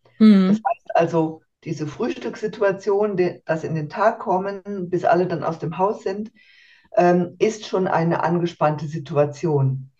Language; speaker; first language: German; native; German